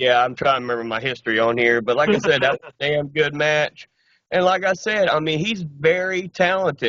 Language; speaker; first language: English; native; English